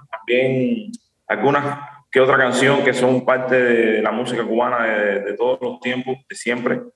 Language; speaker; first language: Spanish; native; Spanish